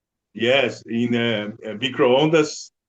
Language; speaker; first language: English; non-native, learner; Portuguese